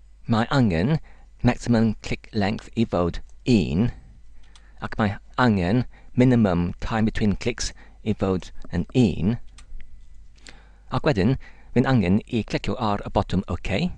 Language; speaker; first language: Welsh; non-native, learner; English